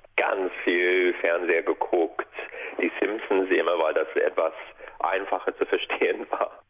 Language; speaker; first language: German; non-native, fluent; English